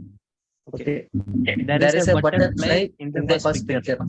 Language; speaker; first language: English; non-native, learner; Tamil